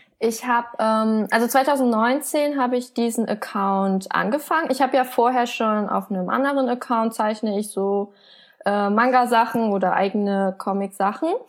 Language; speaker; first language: German; early bilingual, other home language; Vietnamese